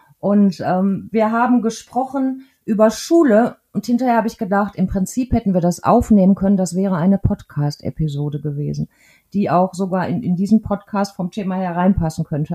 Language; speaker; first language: German; native; German